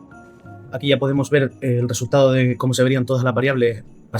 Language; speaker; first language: Spanish; native; Spanish